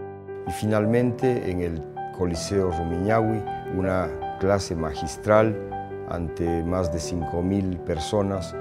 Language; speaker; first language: Spanish; native; Spanish